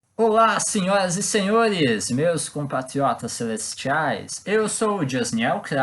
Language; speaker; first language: Portuguese; native; Portuguese